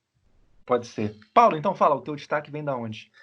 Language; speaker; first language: Portuguese; native; Portuguese